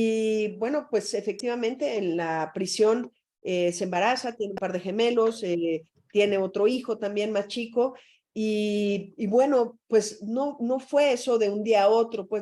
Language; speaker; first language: Spanish; native; Spanish